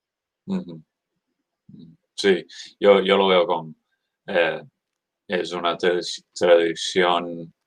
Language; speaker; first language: Spanish; non-native, fluent; English